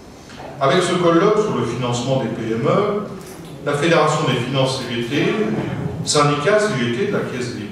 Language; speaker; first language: French; native; French